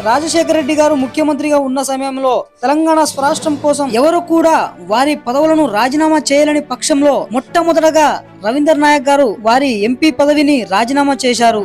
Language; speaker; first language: Telugu; non-native, local second language; Lambadi